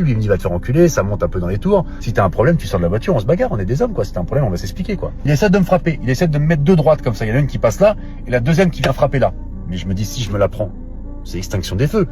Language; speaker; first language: French; native; French